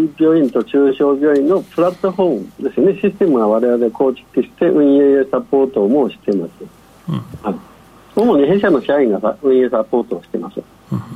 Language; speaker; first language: Japanese; non-native, fluent; Chinese